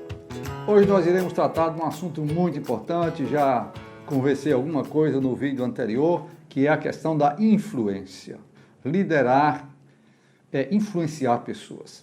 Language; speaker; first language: Portuguese; native; Portuguese